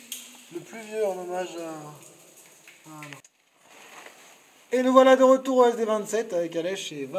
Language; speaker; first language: French; native; French